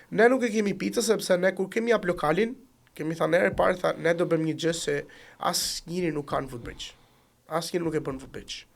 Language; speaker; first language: Albanian; early bilingual, heritage; Italian